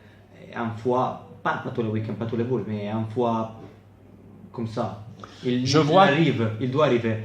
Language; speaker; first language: French; non-native, fluent; Italian